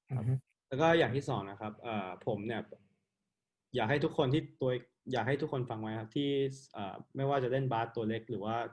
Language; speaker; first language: Thai; native; Thai